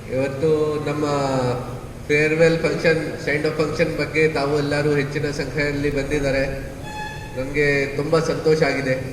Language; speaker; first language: Kannada; non-native, learner; Hindi